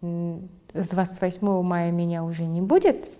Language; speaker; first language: Russian; non-native, local second language; Kazakh